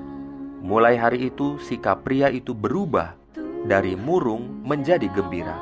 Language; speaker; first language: Indonesian; native; Indonesian